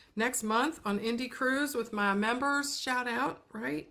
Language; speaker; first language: English; native; English